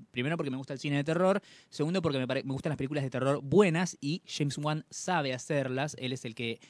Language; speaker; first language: Spanish; native; Spanish